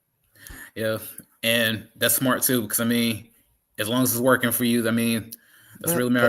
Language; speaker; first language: English; native; English